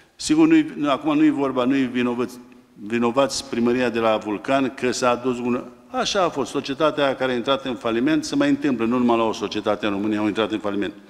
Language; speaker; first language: Romanian; native; Romanian